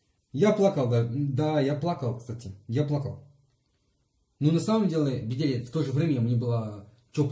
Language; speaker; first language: Russian; non-native, learner; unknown